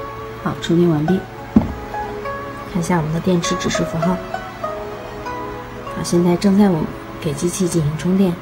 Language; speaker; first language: Chinese; native; Chinese